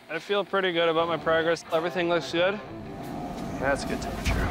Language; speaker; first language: English; native; English